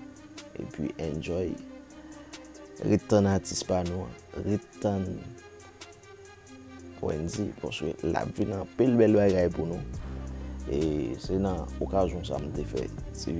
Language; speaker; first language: French; non-native, local second language; Haitian Creole